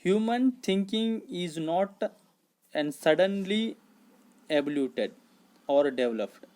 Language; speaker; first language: English; non-native, local second language; Kannada